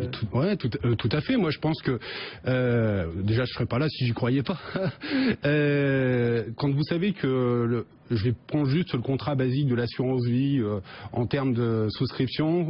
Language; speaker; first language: French; native; French